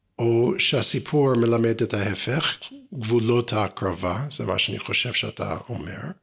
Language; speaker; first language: Hebrew; non-native, fluent; English